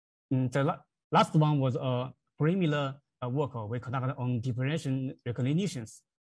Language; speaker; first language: English; non-native, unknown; Chinese